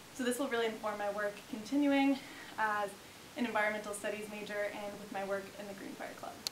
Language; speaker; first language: English; native; English